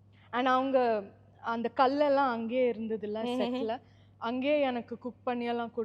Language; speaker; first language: Tamil; non-native, fluent; Malayalam